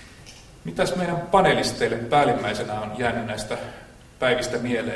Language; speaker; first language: Finnish; native; Finnish